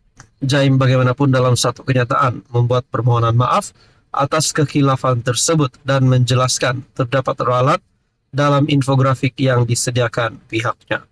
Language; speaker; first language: Malay; native; Malay